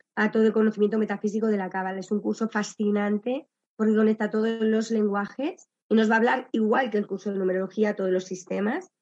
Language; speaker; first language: Spanish; native; Spanish